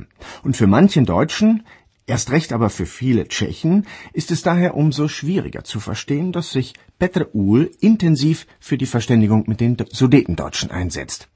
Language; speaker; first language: German; native; German